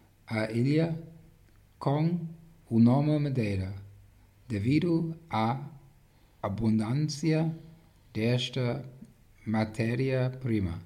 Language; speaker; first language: Portuguese; non-native, learner; English